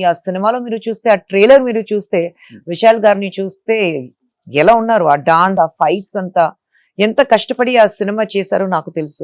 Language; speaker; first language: Telugu; non-native, fluent; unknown